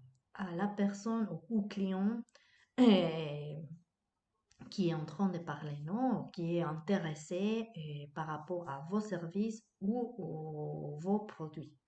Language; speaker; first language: French; non-native, fluent; Spanish